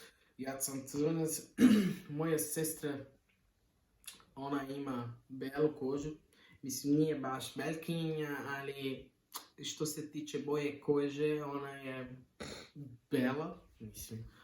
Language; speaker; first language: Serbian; non-native, learner; Portuguese